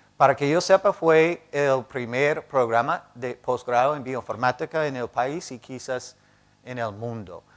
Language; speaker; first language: Spanish; non-native, fluent; English